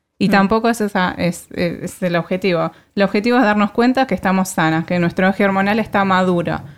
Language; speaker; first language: Spanish; native; Spanish